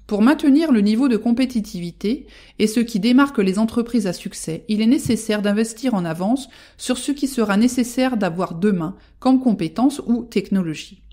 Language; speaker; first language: French; native; French